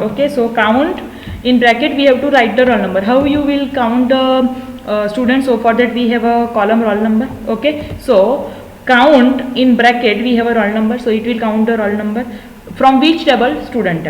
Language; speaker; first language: English; non-native, local second language; Gujarati